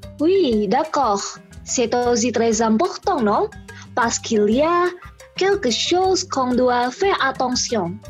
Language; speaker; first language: French; non-native, learner; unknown